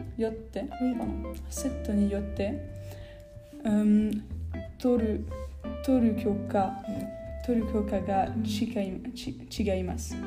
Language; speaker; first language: Japanese; non-native, learner; French